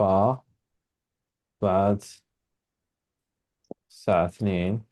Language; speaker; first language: Arabic; non-native, fluent; Urdu